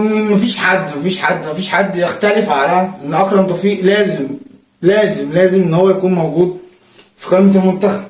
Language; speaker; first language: Arabic; native; Arabic